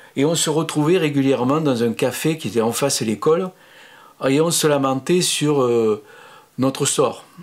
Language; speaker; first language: French; native; French